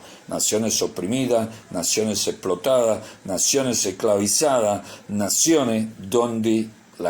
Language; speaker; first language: Spanish; native; Spanish